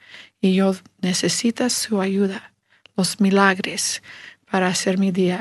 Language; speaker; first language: Spanish; non-native, learner; English